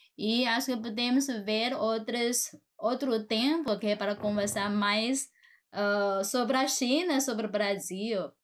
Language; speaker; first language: Portuguese; non-native, fluent; Chinese